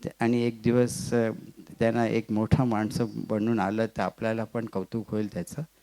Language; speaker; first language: Marathi; non-native, local second language; Gujarati